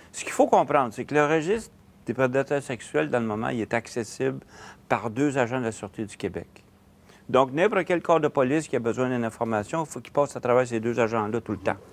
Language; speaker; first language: French; native; French